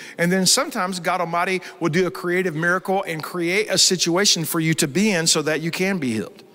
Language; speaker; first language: English; native; English